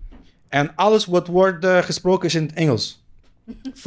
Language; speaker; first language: Dutch; non-native, learner; Arabic